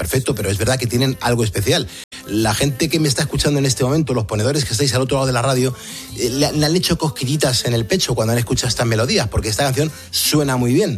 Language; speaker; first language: Spanish; native; Spanish